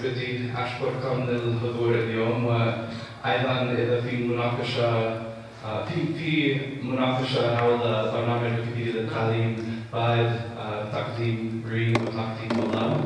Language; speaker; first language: Arabic; non-native, fluent; English